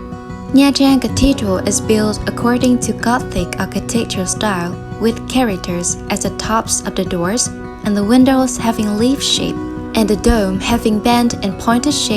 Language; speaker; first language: English; non-native, fluent; Vietnamese